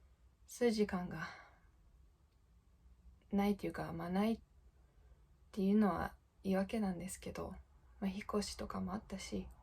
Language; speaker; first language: Japanese; non-native, fluent; English